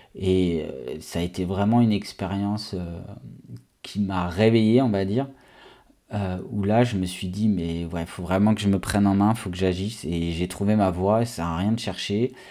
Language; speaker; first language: French; native; French